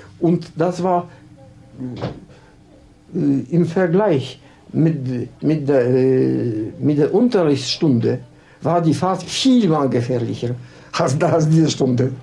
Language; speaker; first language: German; non-native, learner; Polish